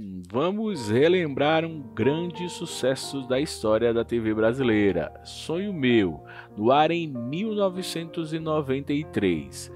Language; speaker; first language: Portuguese; native; Portuguese